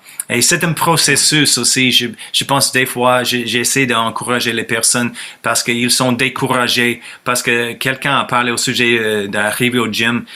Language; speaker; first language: French; non-native, fluent; English